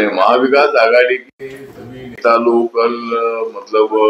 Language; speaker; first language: Hindi; non-native, local second language; Marathi